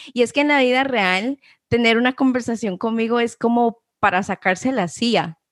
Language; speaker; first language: Spanish; early bilingual, heritage; Spanish